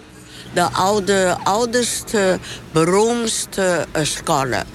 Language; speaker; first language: Dutch; non-native, learner; Chinese